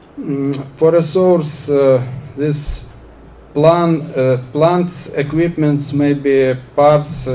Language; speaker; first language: English; non-native, learner; Ukrainian